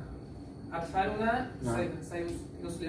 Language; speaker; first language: Arabic; non-native, learner; Uzbek